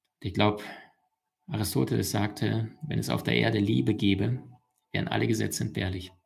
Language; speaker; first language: German; early bilingual, other home language; Russian